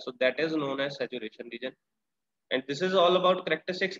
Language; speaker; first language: English; non-native, local second language; Hindi